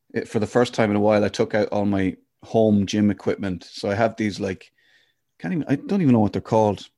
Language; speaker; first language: English; native; English